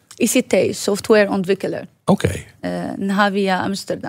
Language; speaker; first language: Dutch; non-native, learner; Arabic